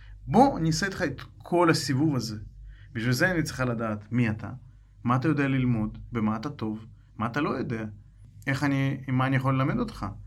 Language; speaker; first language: Hebrew; non-native, fluent; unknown